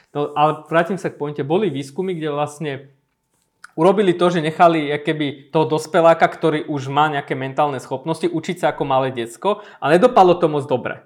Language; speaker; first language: Slovak; early bilingual, other home language; Armenian